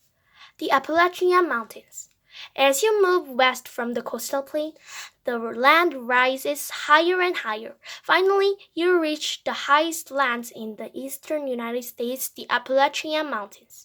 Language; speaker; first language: English; non-native, fluent; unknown